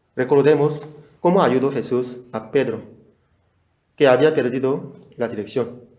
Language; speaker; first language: Spanish; non-native, fluent; Korean